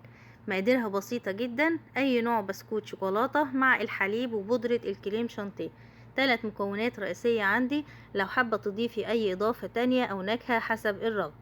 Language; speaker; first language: Arabic; native; Arabic